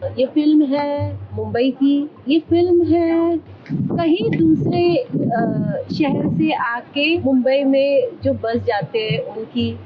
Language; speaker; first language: Hindi; non-native, local second language; Marathi